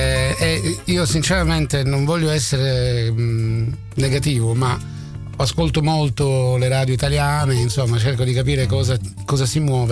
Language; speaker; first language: Italian; native; Italian